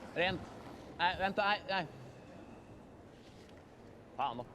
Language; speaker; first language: Swedish; native; Swedish